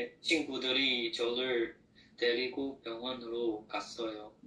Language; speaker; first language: Korean; non-native, learner; Chinese